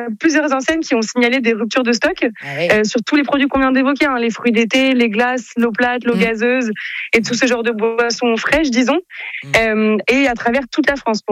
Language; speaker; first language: French; native; French